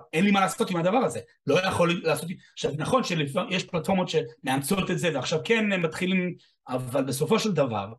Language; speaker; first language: Hebrew; non-native, fluent; English